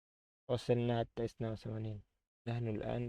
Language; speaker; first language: Arabic; non-native, fluent; Bangla